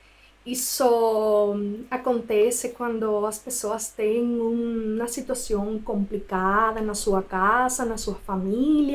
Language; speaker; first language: Portuguese; non-native, fluent; Spanish